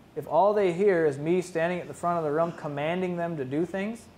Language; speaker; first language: English; native; English